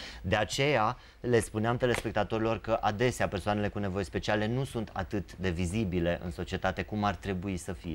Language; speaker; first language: Romanian; native; Romanian